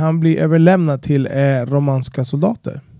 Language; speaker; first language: Swedish; non-native, fluent; Spanish